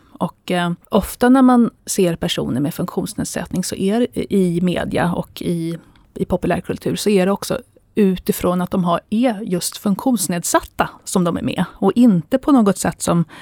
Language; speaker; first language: Swedish; native; Swedish